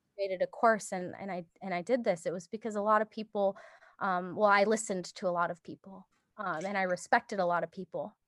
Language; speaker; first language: English; early bilingual, other home language; Japanese